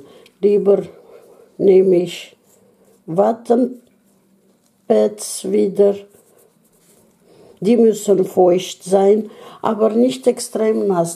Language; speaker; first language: German; non-native, learner; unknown